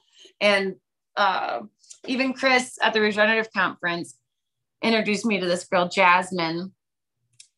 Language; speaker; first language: English; native; English